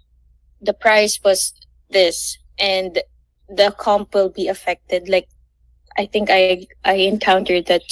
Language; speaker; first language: English; non-native, fluent; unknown